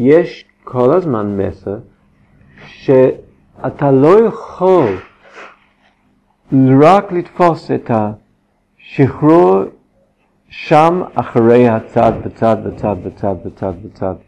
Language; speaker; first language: Hebrew; non-native, fluent; English